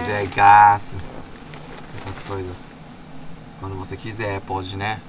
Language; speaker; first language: Portuguese; non-native, fluent; Japanese